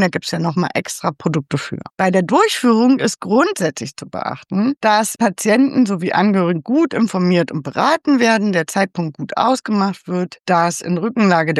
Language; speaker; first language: German; native; German